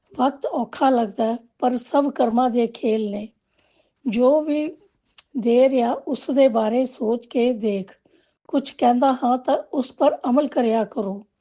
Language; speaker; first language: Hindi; non-native, local second language; Punjabi